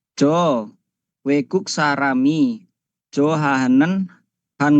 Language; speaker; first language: Korean; non-native, learner; Indonesian